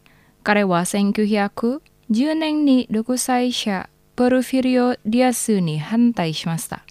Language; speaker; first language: Japanese; non-native, learner; Indonesian